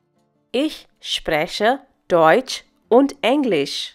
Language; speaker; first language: German; non-native, fluent; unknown